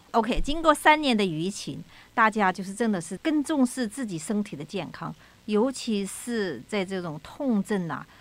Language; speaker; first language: Chinese; native; Chinese